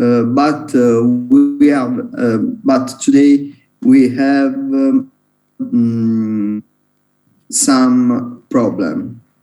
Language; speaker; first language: English; non-native, learner; Italian